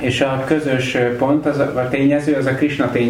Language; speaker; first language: Hungarian; native; Hungarian